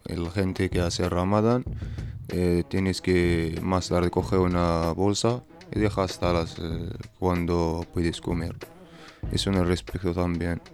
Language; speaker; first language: Spanish; non-native, learner; Berber languages